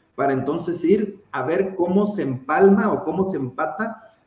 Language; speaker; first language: Spanish; native; Spanish